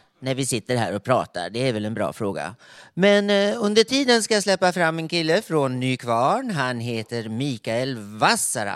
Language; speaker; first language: Swedish; native; Swedish